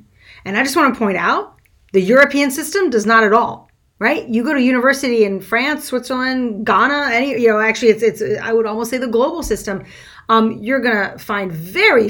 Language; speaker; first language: English; non-native, fluent; French